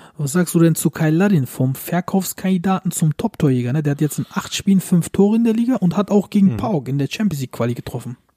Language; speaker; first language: German; early bilingual, other home language; Turkish